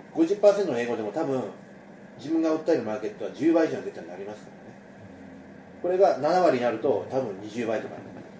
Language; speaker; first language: Japanese; native; Japanese